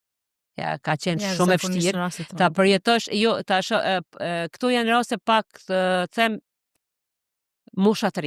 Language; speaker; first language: Albanian; native; Albanian